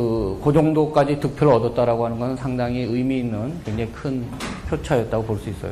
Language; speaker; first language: Korean; native; Korean